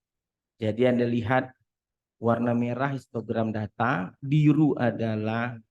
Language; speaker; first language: Indonesian; native; Indonesian